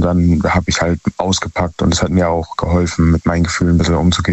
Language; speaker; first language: German; native; German